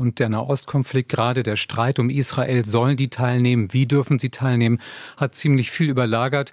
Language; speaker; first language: German; native; German